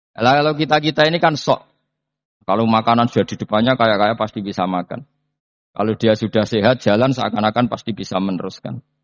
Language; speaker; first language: Indonesian; non-native, local second language; Javanese